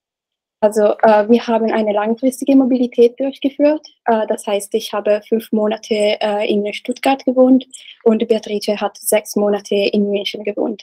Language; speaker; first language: German; non-native, learner; Italian